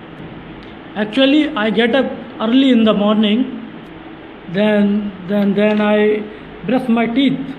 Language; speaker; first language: English; non-native, learner; Hindi